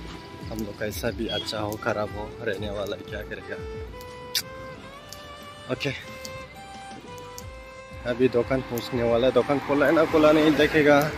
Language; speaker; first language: Hindi; non-native, local second language; Bodo